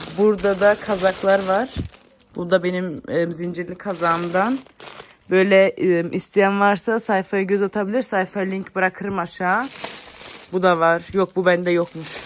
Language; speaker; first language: Turkish; early bilingual, heritage; Turkish